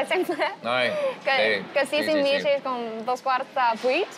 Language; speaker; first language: Catalan; non-native, learner; Chinese